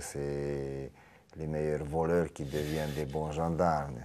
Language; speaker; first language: French; non-native, fluent; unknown